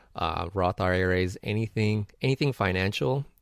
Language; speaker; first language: English; native; English